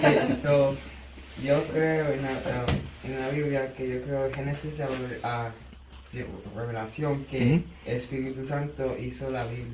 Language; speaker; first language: Spanish; early bilingual, heritage; Spanish